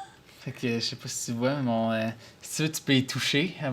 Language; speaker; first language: French; native; French